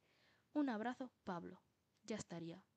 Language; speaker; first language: Spanish; non-native, fluent; Bangla